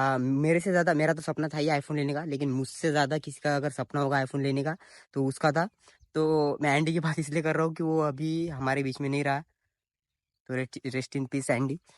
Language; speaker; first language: Hindi; non-native, local second language; Marathi